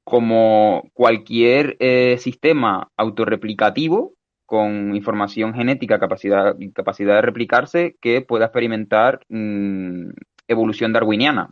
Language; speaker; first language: Spanish; native; Spanish